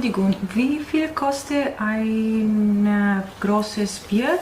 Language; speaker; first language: German; non-native, learner; Italian